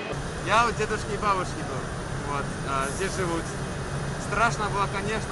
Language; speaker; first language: Russian; early bilingual, heritage; French